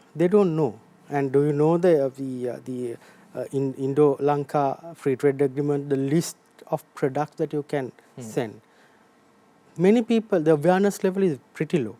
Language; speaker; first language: English; non-native, local second language; Sinhala